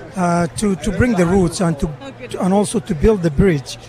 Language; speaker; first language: English; non-native, fluent; Arabic